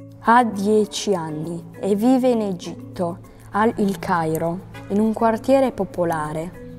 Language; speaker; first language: Italian; native; Italian